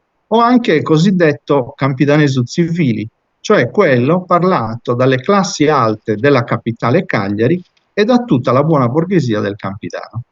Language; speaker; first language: Italian; native; Italian